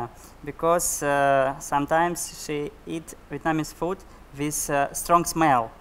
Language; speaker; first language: English; non-native, learner; Russian